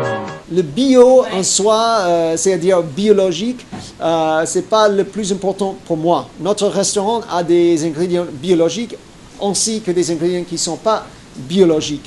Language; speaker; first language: French; non-native, fluent; English